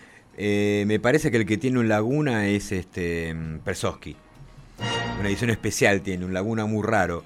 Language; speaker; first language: Spanish; native; Spanish